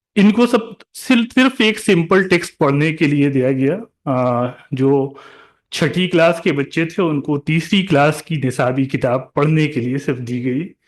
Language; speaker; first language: Urdu; native; Urdu